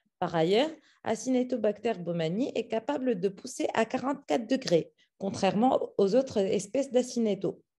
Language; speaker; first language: French; non-native, local second language; Arabic